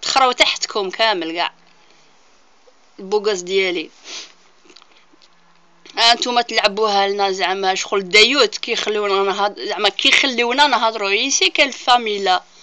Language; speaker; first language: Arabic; native; Arabic